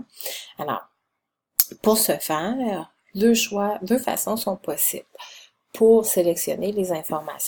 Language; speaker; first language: French; native; French